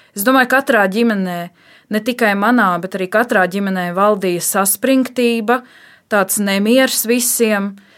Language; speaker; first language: Latvian; native; Latvian